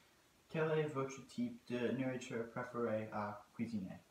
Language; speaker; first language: French; non-native, learner; English